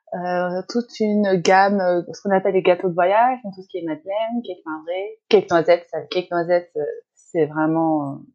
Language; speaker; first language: French; native; French